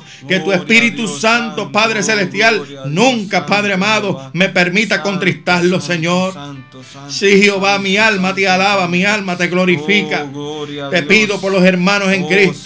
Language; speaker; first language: Spanish; native; Spanish